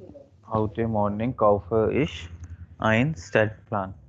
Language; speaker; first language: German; non-native, learner; Hindi